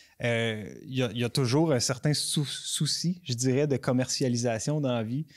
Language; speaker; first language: French; native; French